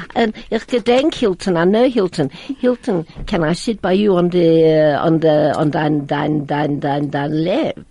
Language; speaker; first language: English; non-native, fluent; Latvian